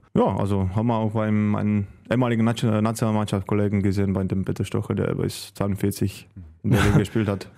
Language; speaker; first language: German; non-native, fluent; Czech